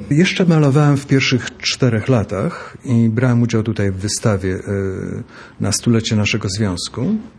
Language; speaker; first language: Polish; native; Polish